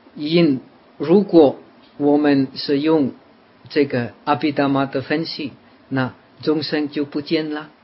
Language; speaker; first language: Chinese; non-native, fluent; Czech